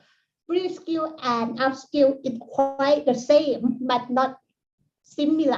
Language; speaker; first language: English; non-native, learner; Thai